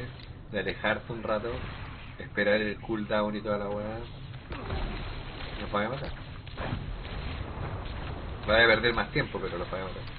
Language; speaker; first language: Spanish; native; Spanish